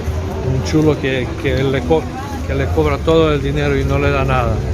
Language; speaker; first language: Spanish; non-native, learner; Macedonian